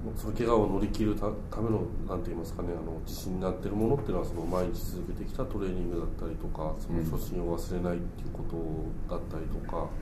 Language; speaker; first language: Japanese; native; Japanese